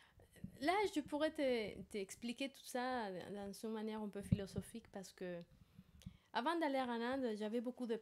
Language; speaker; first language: French; non-native, fluent; Spanish